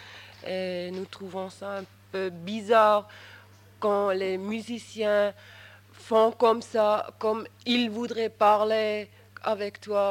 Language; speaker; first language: French; non-native, local second language; German